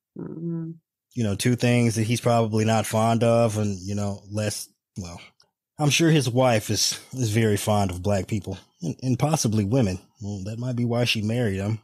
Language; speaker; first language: English; native; English